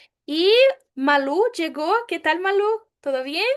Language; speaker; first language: Spanish; non-native, fluent; Portuguese